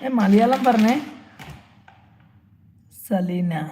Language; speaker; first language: Malayalam; non-native, learner; Bangla